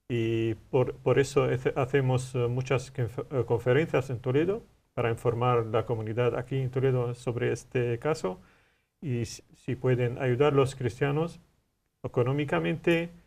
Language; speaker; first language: Spanish; non-native, learner; Arabic